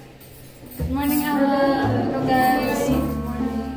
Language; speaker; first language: English; non-native, local second language; Filipino